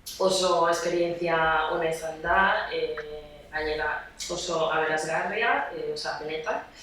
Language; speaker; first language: Basque; non-native, learner; Spanish